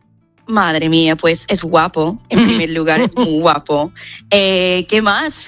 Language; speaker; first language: Spanish; non-native, fluent; English